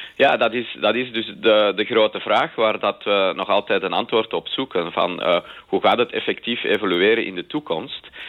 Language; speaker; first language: Dutch; native; Dutch